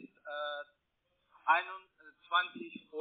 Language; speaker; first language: German; non-native, learner; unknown